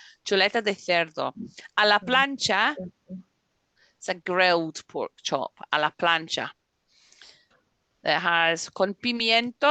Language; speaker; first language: Spanish; non-native, fluent; English